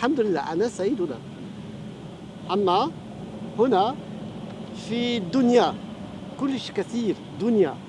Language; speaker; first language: Arabic; non-native, learner; French